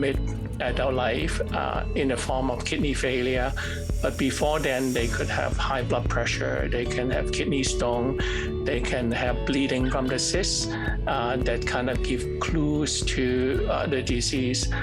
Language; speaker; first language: English; non-native, fluent; Cantonese